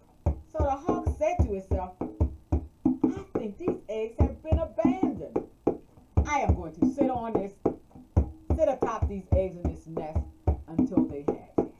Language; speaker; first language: English; native; English